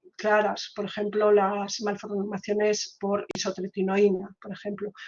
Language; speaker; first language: Spanish; native; Spanish